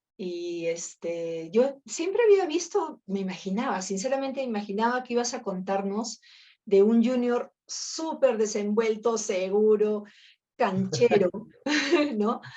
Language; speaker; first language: Spanish; native; Spanish